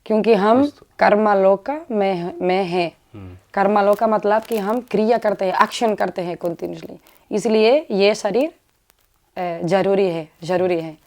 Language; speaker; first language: Hindi; non-native, learner; Spanish